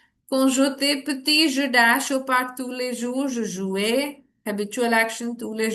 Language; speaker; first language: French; non-native, fluent; Hindi